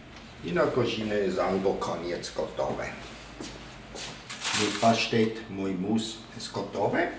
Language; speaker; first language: Polish; non-native, learner; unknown